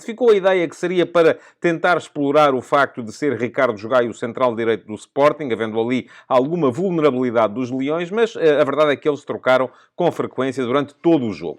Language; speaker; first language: Portuguese; native; Portuguese